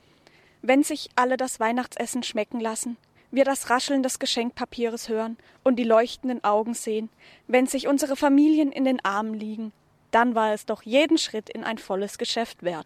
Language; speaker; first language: German; native; German